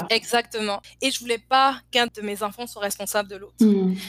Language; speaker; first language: French; native; French